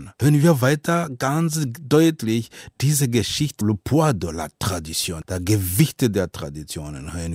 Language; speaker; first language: German; non-native, learner; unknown